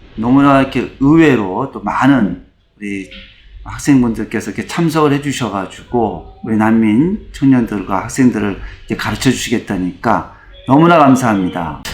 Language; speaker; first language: Korean; native; Korean